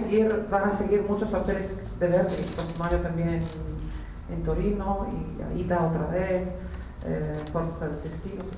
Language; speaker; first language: Spanish; non-native, fluent; Italian